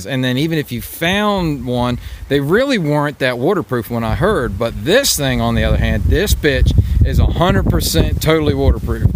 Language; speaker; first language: English; native; English